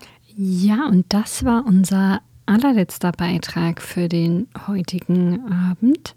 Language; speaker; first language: German; native; German